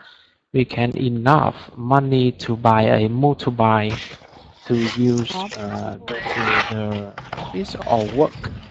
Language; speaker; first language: English; non-native, learner; Vietnamese